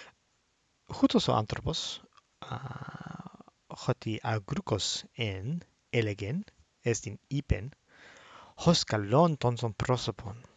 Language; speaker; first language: Greek; non-native, fluent; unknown